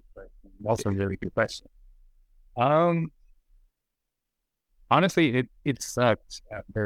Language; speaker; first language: English; native; English